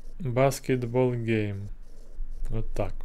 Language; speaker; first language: English; non-native, learner; Russian